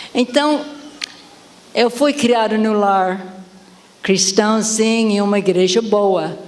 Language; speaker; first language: Portuguese; non-native, fluent; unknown